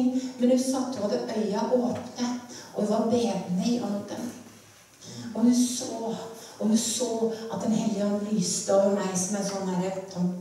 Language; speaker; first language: Norwegian; native; Norwegian